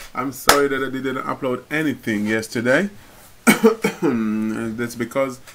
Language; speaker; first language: English; non-native, fluent; Hebrew